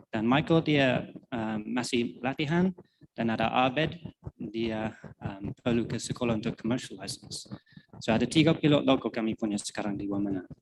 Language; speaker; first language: Indonesian; non-native, fluent; English